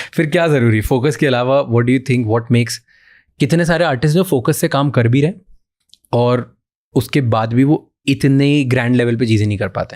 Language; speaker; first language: Hindi; native; Hindi